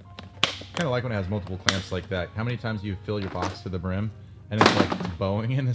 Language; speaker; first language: English; native; English